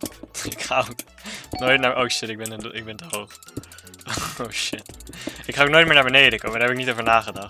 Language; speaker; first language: Dutch; native; Dutch